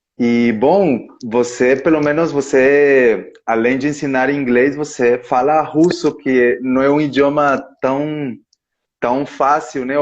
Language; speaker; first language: Portuguese; non-native, fluent; Spanish